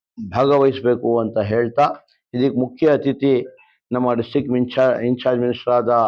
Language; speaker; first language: Kannada; non-native, local second language; Urdu